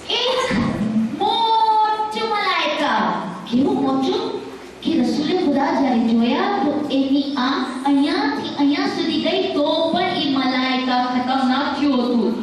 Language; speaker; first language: Gujarati; early bilingual, heritage; Gujarati